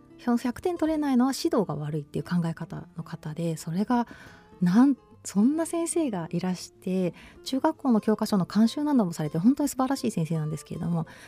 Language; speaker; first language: Japanese; native; Japanese